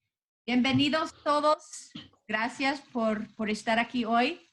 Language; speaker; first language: Spanish; non-native, fluent; English